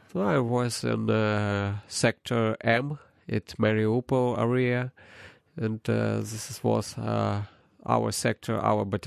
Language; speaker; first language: English; non-native, learner; Ukrainian